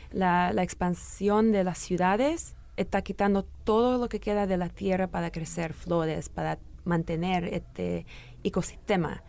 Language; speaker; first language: Spanish; early bilingual, heritage; English